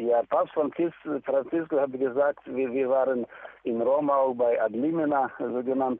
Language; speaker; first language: German; non-native, fluent; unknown